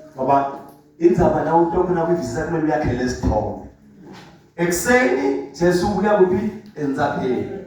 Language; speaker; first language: Zulu; non-native, local second language; Swati